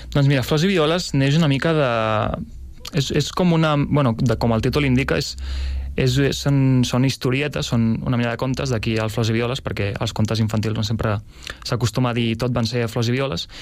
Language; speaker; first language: Catalan; native; Catalan